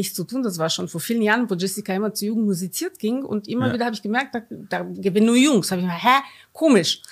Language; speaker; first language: German; non-native, fluent; Romanian